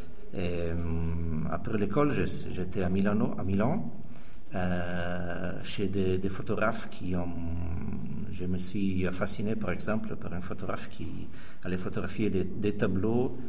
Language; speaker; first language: French; non-native, fluent; Italian